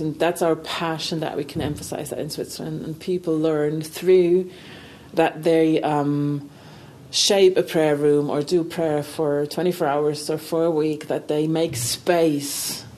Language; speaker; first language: English; non-native, fluent; German